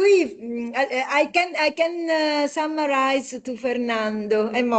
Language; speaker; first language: English; non-native, fluent; Italian